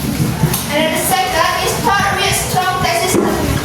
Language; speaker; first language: English; non-native, fluent; Indonesian